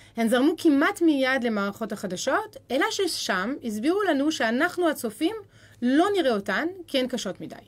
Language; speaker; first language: Hebrew; native; Hebrew